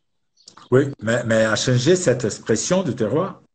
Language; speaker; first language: French; non-native, fluent; Portuguese